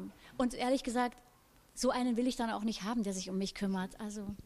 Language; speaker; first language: German; native; German